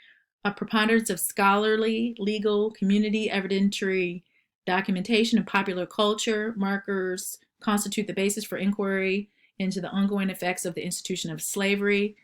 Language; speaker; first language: English; native; English